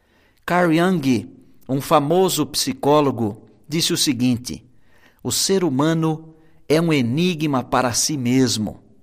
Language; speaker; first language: Portuguese; native; Portuguese